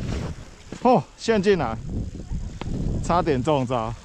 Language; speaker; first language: Chinese; native; Chinese